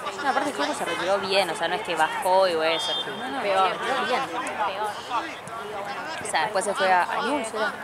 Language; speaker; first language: Spanish; native; Spanish